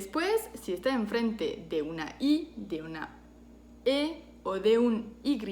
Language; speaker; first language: Spanish; non-native, fluent; French